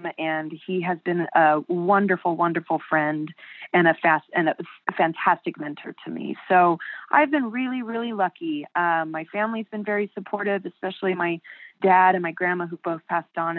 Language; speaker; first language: English; native; English